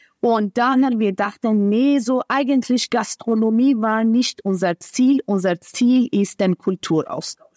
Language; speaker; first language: German; non-native, fluent; Persian